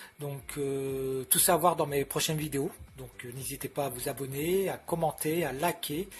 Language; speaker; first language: French; native; French